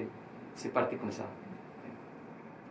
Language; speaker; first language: French; non-native, learner; Italian